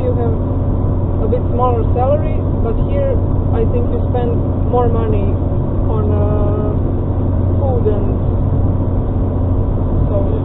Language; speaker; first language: English; non-native, fluent; Croatian